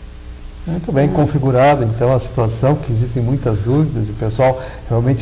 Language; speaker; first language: Portuguese; native; Portuguese